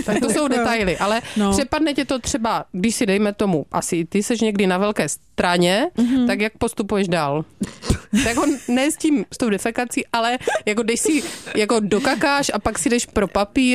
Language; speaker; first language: Czech; native; Czech